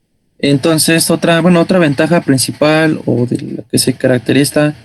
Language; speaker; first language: Spanish; native; Spanish